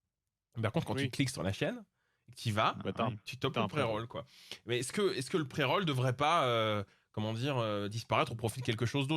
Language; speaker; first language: French; native; French